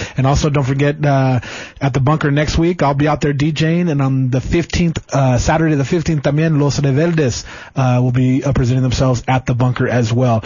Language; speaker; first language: English; early bilingual, other home language; Spanish